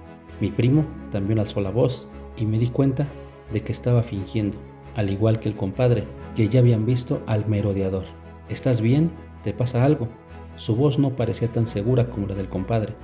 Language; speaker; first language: Spanish; native; Spanish